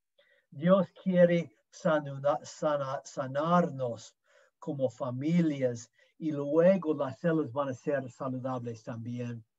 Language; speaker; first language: Spanish; non-native, fluent; English